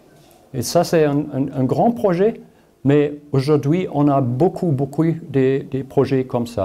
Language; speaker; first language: French; non-native, learner; German